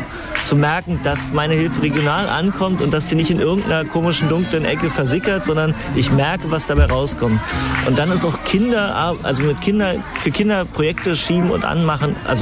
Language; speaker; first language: German; native; German